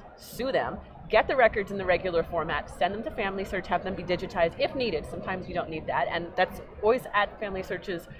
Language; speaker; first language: English; native; English